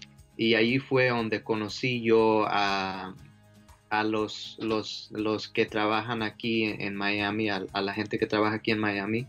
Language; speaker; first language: Spanish; early bilingual, heritage; Spanish